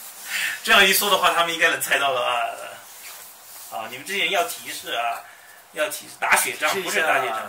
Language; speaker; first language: Chinese; native; Chinese